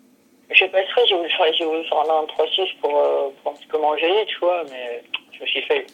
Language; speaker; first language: French; native; French